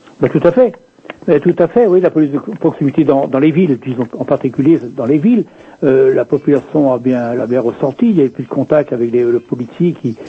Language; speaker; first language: French; native; French